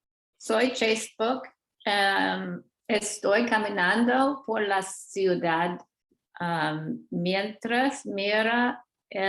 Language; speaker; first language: Spanish; non-native, learner; English